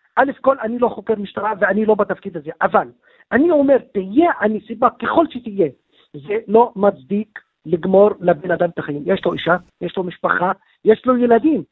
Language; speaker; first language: Hebrew; non-native, local second language; Arabic